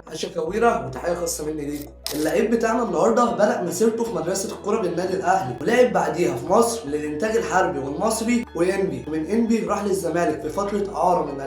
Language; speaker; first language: Arabic; native; Arabic